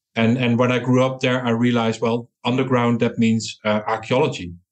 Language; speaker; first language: English; non-native, fluent; Dutch